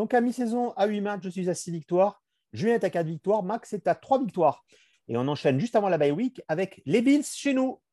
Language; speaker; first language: French; native; French